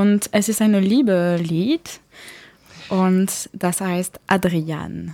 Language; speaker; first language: German; non-native, learner; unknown